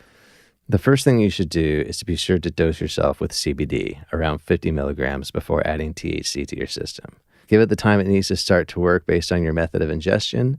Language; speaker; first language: English; native; English